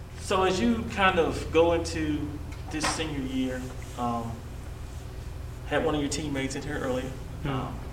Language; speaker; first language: English; native; English